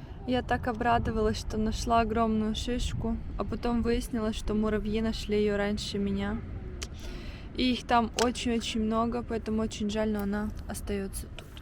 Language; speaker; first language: Russian; native; Russian